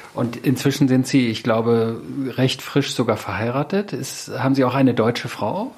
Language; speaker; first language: German; native; German